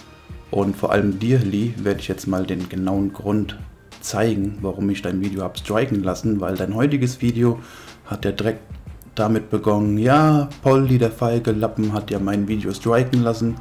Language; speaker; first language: German; native; German